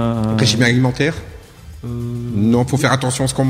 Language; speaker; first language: French; native; French